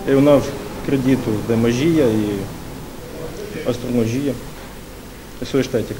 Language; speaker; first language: Portuguese; non-native, learner; Ukrainian